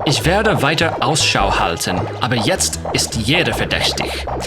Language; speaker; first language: German; non-native, learner; English